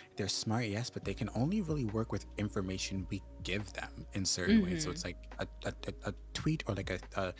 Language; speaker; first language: English; native; English